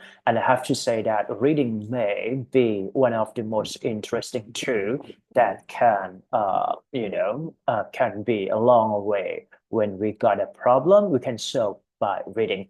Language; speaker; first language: English; non-native, fluent; Thai